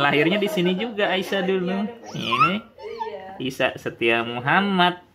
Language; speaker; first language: Indonesian; native; Indonesian